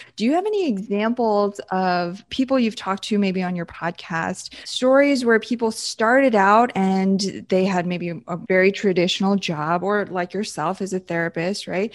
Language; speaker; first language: English; native; English